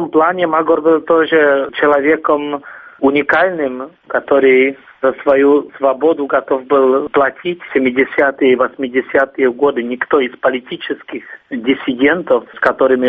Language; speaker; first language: Russian; non-native, fluent; Czech